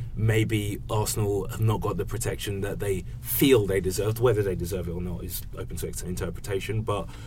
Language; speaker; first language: English; native; English